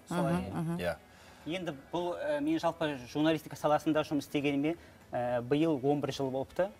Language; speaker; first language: Kazakh; native; Kazakh